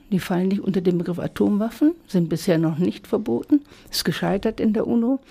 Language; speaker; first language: German; native; German